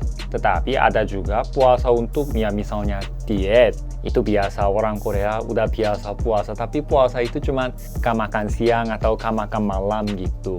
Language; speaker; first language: Indonesian; non-native, fluent; Korean